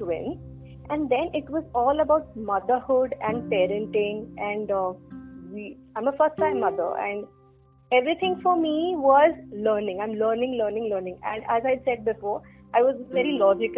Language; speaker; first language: English; non-native, local second language; Hindi